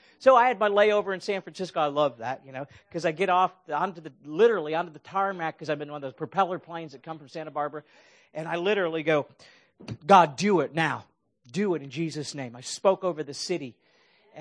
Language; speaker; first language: English; native; English